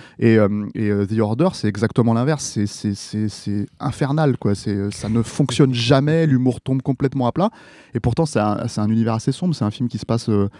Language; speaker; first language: French; native; French